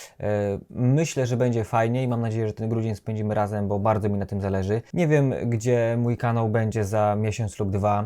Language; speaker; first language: Polish; native; Polish